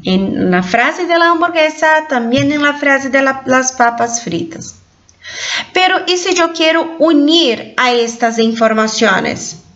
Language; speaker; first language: Spanish; non-native, fluent; Portuguese